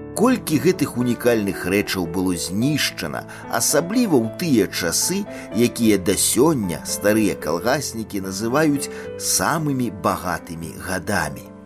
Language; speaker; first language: Belarusian; native; Belarusian